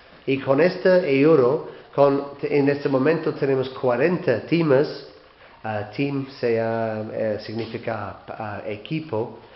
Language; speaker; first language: Spanish; non-native, learner; English